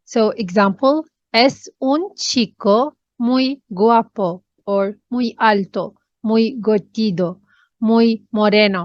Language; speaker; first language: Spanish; non-native, fluent; English